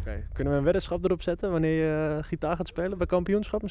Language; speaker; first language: Dutch; native; Dutch